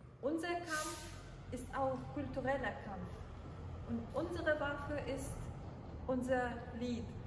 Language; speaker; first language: German; non-native, fluent; Ukrainian